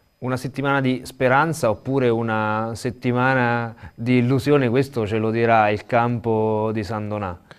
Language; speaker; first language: Italian; native; Italian